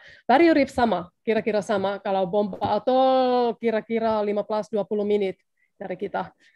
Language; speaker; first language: Indonesian; non-native, learner; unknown